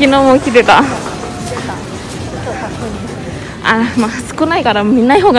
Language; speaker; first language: Japanese; non-native, fluent; Indonesian